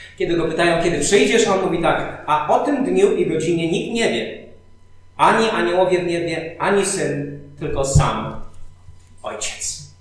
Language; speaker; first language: Polish; native; Polish